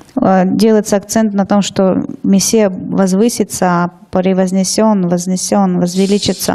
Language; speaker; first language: Russian; native; Russian